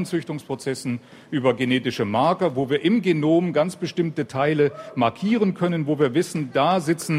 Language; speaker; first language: German; native; German